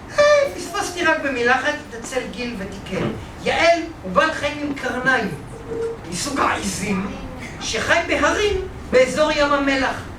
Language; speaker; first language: Hebrew; native; Hebrew